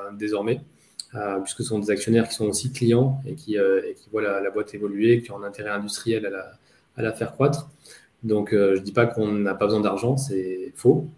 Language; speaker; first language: French; native; French